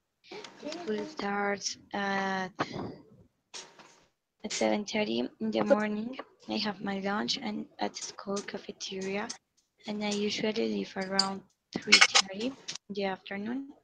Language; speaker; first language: English; non-native, learner; Spanish